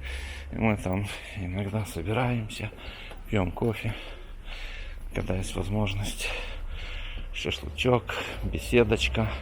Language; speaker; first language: Russian; native; Russian